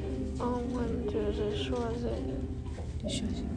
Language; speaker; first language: French; non-native, learner; Ukrainian